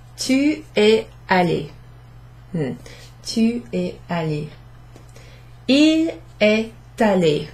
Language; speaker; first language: French; non-native, fluent; English